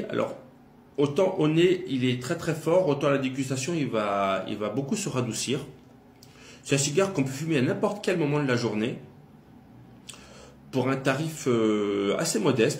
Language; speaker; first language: French; native; French